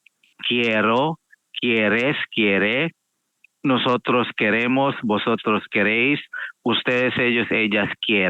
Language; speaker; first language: Spanish; non-native, fluent; Filipino